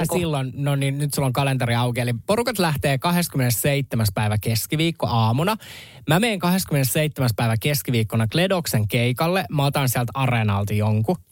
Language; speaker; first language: Finnish; native; Finnish